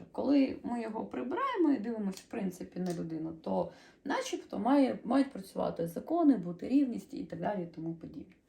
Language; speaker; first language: Ukrainian; native; Ukrainian